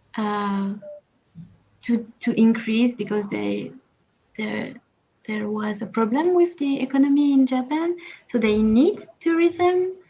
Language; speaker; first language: English; non-native, learner; French